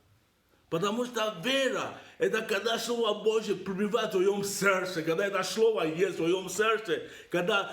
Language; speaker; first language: Russian; non-native, learner; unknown